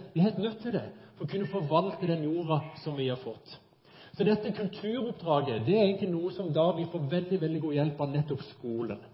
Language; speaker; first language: Norwegian; native; Norwegian